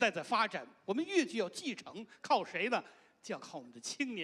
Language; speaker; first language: Chinese; native; Chinese